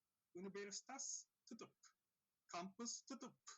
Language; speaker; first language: Indonesian; non-native, learner; Japanese